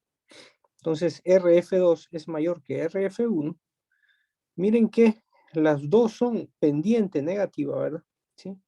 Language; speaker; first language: Spanish; native; Spanish